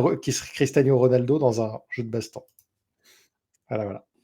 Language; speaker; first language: French; native; French